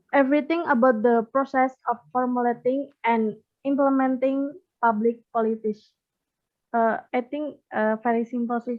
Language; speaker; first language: English; non-native, learner; Indonesian